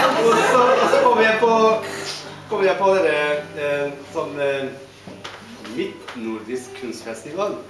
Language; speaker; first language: Norwegian; non-native, fluent; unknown